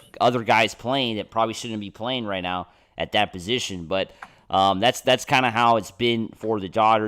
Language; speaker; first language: English; native; English